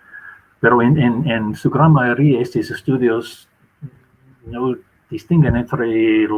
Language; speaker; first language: Spanish; non-native, fluent; English